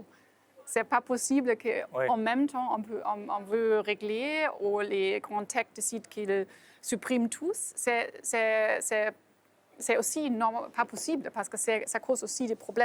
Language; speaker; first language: French; non-native, fluent; German